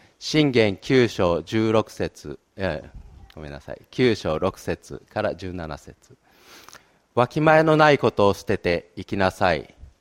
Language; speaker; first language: Japanese; native; Japanese